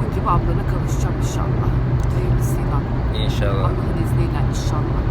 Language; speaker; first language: Turkish; native; Turkish